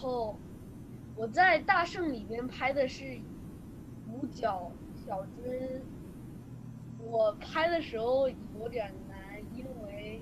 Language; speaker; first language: Chinese; early bilingual, other home language; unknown